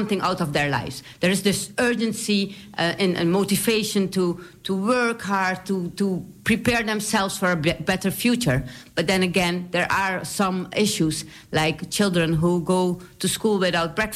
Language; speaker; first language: English; non-native, fluent; Dutch